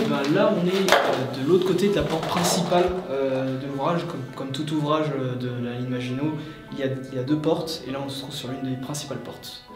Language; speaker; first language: French; native; French